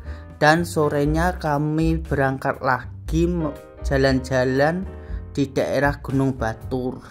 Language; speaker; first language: Indonesian; native; Indonesian